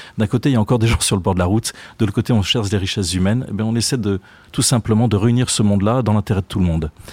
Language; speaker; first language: French; native; French